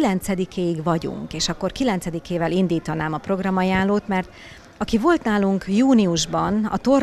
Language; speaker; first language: Hungarian; native; Hungarian